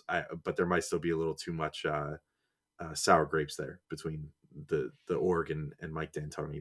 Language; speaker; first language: English; native; English